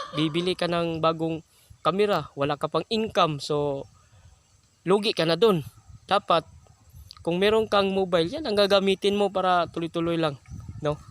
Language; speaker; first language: Filipino; non-native, local second language; Cebuano